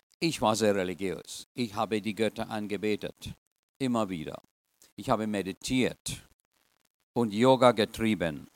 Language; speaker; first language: German; non-native, fluent; English